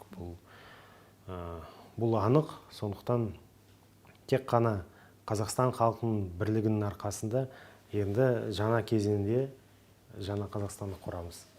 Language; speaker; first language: Kazakh; non-native, local second language; Russian